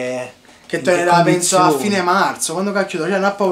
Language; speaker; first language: Italian; native; Italian